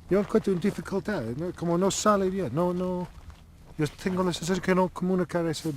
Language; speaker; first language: Spanish; non-native, learner; English